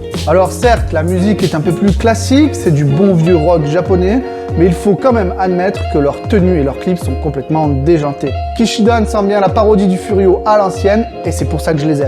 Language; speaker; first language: French; native; French